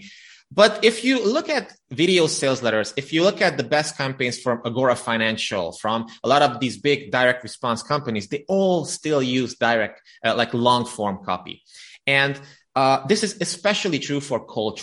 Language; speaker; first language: English; non-native, fluent; Romanian